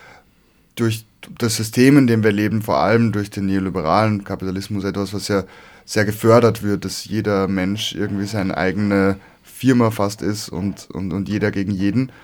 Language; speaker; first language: German; native; German